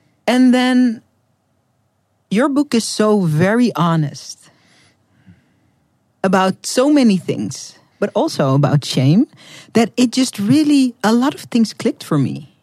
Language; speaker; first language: English; non-native, fluent; Dutch